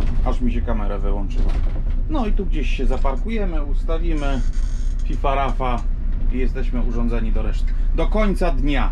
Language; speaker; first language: Polish; native; Polish